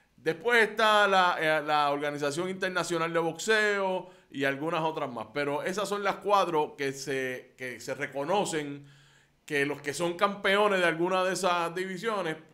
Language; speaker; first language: Spanish; native; Spanish